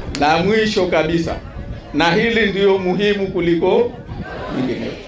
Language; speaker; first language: Swahili; native; Swahili